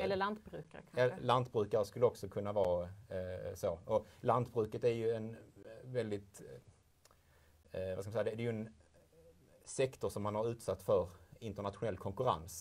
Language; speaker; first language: Swedish; native; Swedish